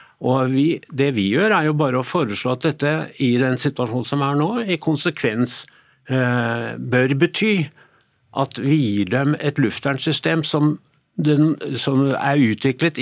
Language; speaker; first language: Norwegian; native; Norwegian